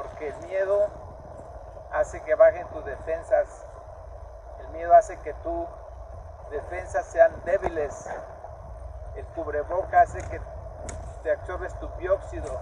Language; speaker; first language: Spanish; native; Spanish